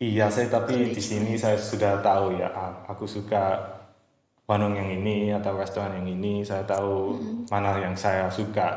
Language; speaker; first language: Indonesian; early bilingual, heritage; English